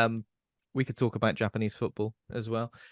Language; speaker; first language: English; native; English